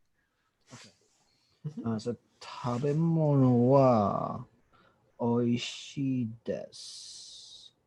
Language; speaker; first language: Japanese; non-native, learner; English